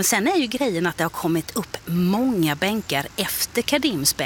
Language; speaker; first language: Swedish; native; Swedish